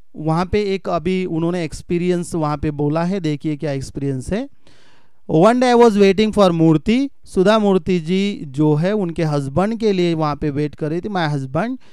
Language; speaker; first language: Hindi; non-native, local second language; Marathi